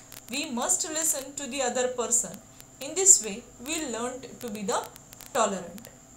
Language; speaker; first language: English; non-native, local second language; Marathi